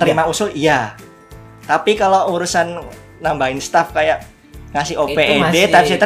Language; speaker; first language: Indonesian; native; Indonesian